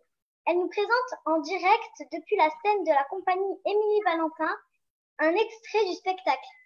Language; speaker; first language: French; native; French